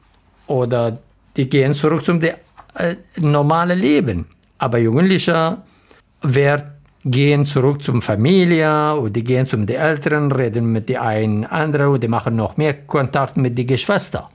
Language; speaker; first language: German; non-native, learner; Arabic